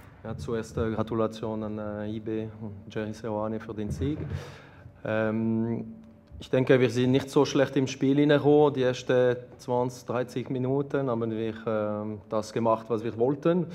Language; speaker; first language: German; non-native, local second language; French